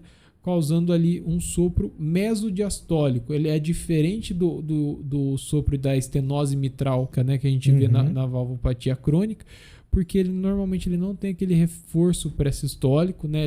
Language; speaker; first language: Portuguese; native; Portuguese